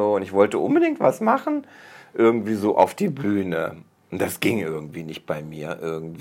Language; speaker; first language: German; native; German